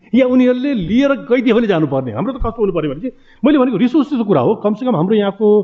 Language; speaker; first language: Nepali; native; Nepali